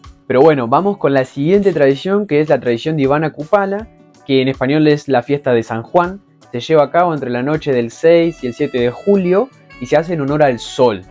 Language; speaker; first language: Spanish; native; Spanish